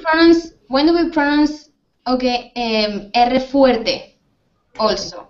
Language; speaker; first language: English; non-native, fluent; Spanish